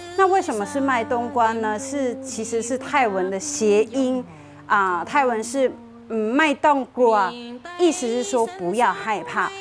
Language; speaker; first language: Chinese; non-native, fluent; Thai